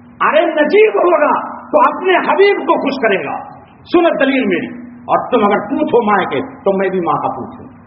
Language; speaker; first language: Urdu; native; Urdu